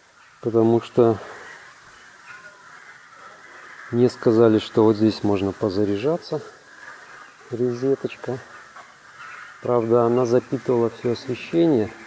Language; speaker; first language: Russian; native; Russian